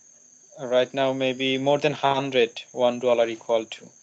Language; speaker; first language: English; non-native, learner; Bangla